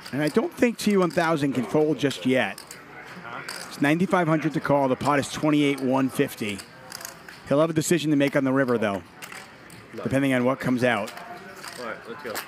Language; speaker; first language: English; native; English